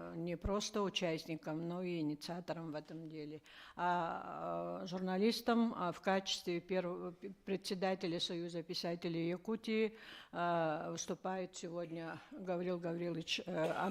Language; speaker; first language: Russian; native; Russian